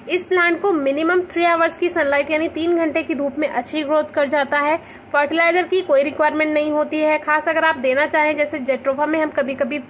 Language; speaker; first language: Hindi; native; Hindi